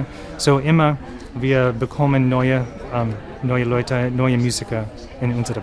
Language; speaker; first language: German; non-native, learner; English